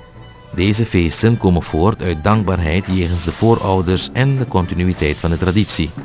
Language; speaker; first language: Dutch; native; Dutch